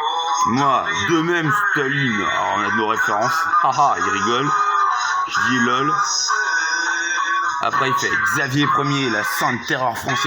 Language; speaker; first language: French; native; French